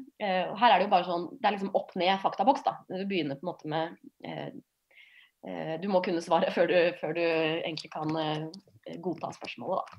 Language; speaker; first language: Norwegian; native; Norwegian